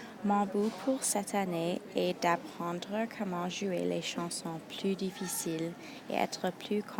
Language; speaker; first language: French; non-native, local second language; English